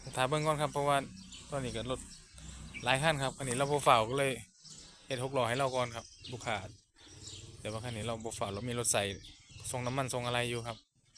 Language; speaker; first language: Thai; native; Thai